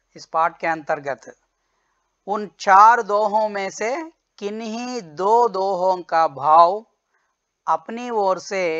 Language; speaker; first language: Hindi; non-native, local second language; Telugu